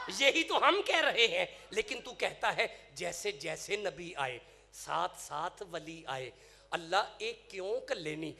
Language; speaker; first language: Urdu; non-native, local second language; Punjabi